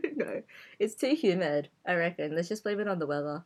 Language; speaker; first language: English; native; English